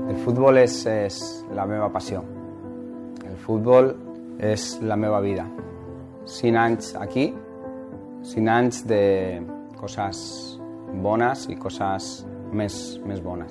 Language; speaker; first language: Catalan; non-native, local second language; Spanish